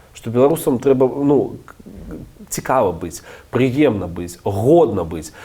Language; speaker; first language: Belarusian; non-native, local second language; Russian